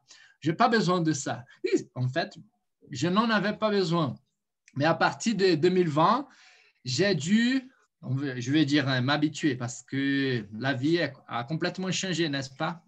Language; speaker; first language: French; non-native, fluent; Portuguese